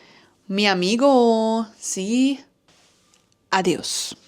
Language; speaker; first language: Spanish; non-native, learner; Turkish